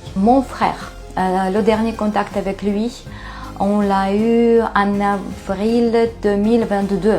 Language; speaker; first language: French; non-native, fluent; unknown